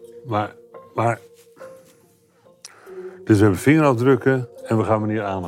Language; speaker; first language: Dutch; native; Dutch